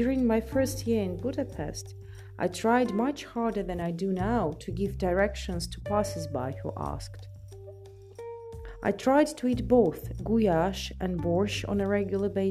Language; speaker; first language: English; non-native, fluent; Russian